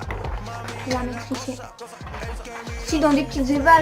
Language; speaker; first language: French; native; French